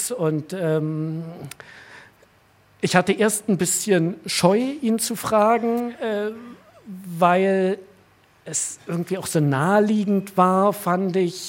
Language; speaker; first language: German; native; German